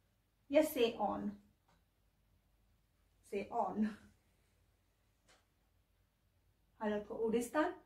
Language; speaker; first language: Finnish; non-native, learner; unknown